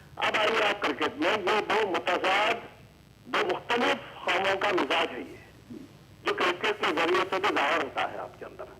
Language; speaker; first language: Urdu; native; Urdu